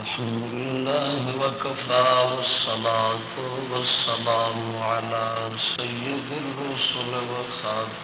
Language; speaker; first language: Urdu; non-native, local second language; Punjabi